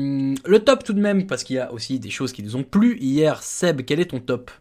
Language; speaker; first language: French; native; French